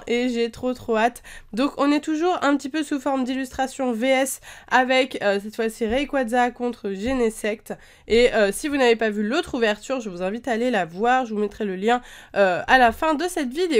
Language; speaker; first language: French; native; French